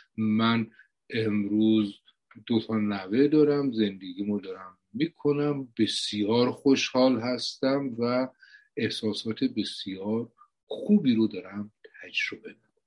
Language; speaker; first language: Persian; native; Persian